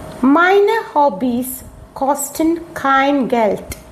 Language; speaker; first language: German; non-native, fluent; Malayalam